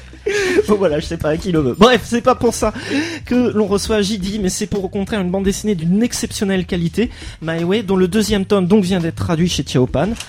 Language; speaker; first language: French; native; French